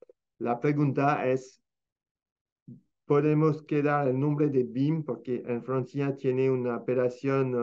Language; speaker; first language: Spanish; non-native, fluent; French